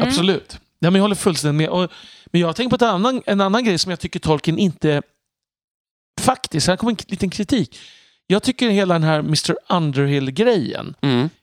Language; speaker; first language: Swedish; native; Swedish